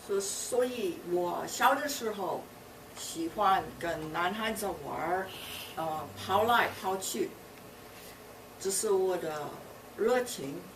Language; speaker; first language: Chinese; early bilingual, heritage; Chinese